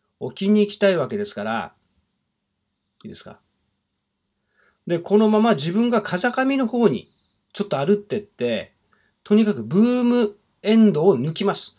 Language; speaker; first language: Japanese; native; Japanese